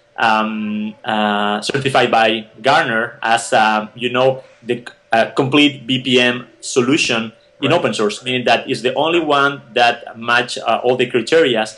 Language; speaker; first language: English; non-native, fluent; Spanish